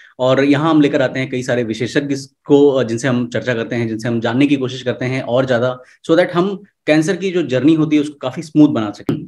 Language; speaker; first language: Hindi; native; Hindi